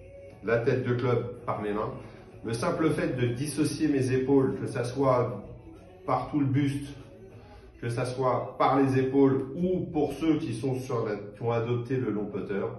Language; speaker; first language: French; native; French